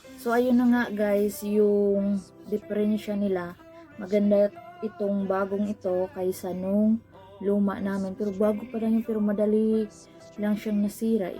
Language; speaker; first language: Filipino; non-native, local second language; Cebuano